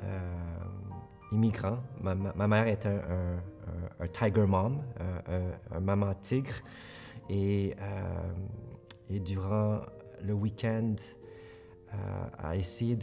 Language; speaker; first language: French; early bilingual, other home language; Korean